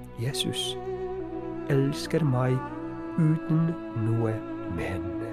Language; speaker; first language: Norwegian; non-native, fluent; Polish